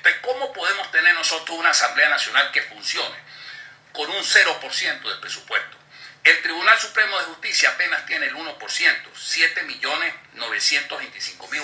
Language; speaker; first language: Spanish; native; Spanish